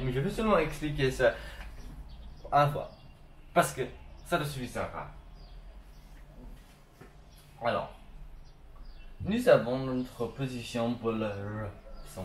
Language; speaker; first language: French; non-native, learner; English